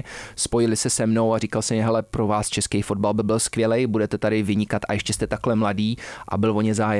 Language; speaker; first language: Czech; early bilingual, heritage; Czech